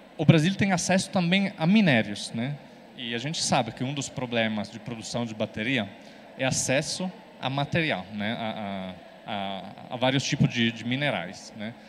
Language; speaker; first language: Portuguese; non-native, fluent; Italian